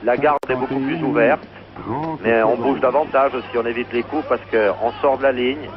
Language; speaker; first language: French; native; French